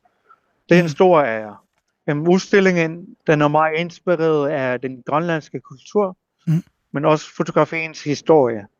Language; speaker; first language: Danish; non-native, local second language; Kalaallisut